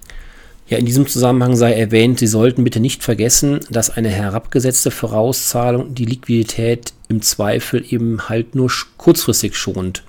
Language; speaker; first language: German; native; German